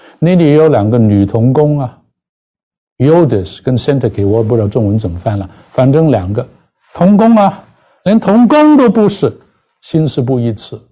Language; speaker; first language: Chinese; non-native, local second language; Cantonese